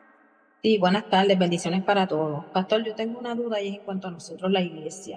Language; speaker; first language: Spanish; native; Spanish